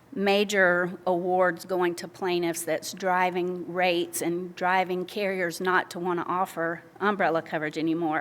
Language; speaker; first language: English; native; English